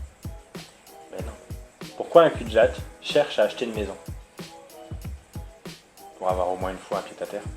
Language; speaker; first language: French; native; French